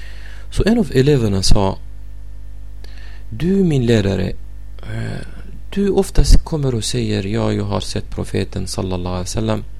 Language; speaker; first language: Swedish; non-native, fluent; Arabic